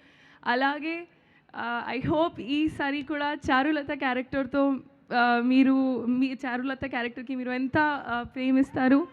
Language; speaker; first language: Telugu; non-native, learner; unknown